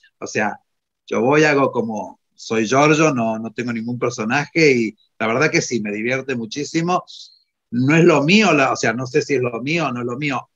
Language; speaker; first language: Spanish; non-native, fluent; Italian